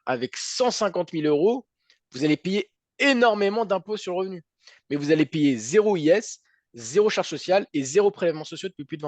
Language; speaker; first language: French; native; French